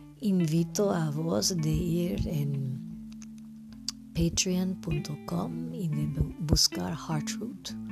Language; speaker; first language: Spanish; non-native, fluent; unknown